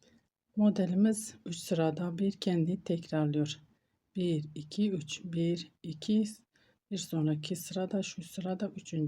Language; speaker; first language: Turkish; native; Turkish